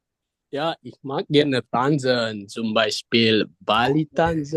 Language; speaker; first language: German; non-native, learner; Indonesian